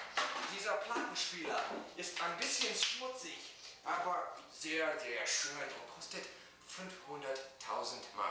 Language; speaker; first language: German; non-native, learner; English